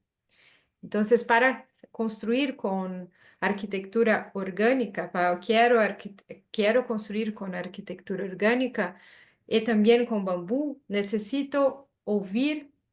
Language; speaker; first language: Spanish; non-native, learner; Portuguese